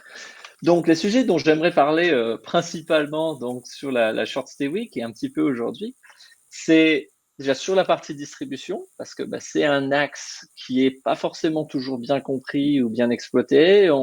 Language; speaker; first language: French; native; French